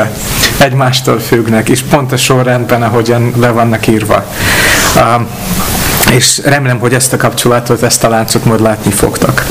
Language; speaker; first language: Hungarian; non-native, fluent; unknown